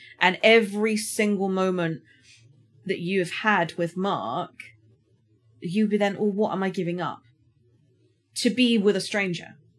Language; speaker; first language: English; native; English